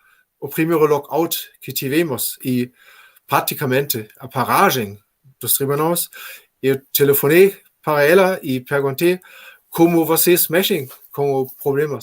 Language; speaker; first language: Portuguese; non-native, fluent; German